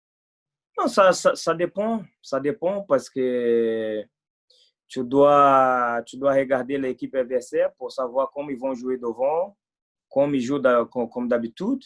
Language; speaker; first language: French; non-native, fluent; Portuguese